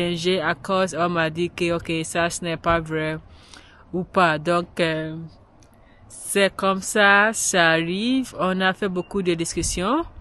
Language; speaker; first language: French; non-native, learner; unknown